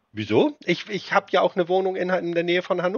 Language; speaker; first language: German; native; German